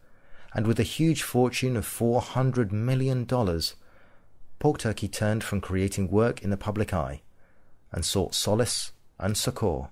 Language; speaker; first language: English; native; English